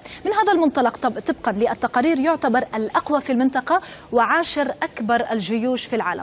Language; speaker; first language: Arabic; native; Arabic